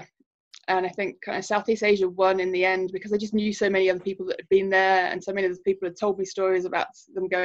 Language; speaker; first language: English; native; English